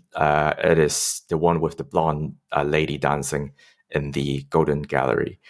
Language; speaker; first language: English; non-native, local second language; Cantonese